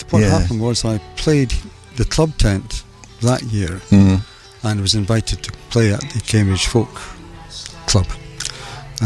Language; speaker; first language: English; native; English